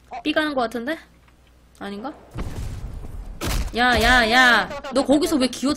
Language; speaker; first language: Korean; native; Korean